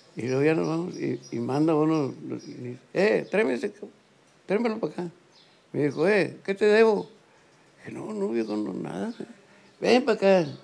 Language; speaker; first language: Spanish; native; Spanish